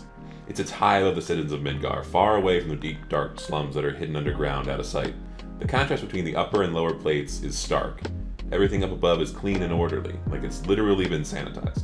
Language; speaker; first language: English; native; English